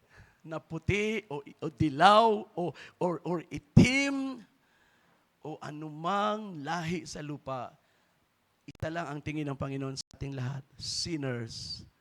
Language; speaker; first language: Filipino; native; Filipino